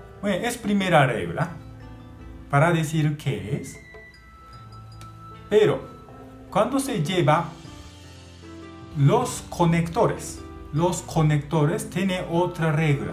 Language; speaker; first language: Spanish; non-native, learner; Japanese